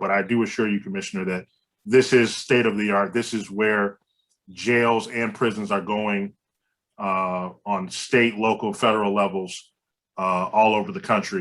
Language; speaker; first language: English; native; English